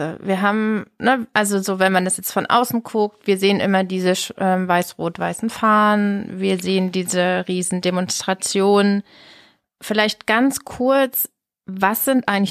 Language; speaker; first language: German; native; German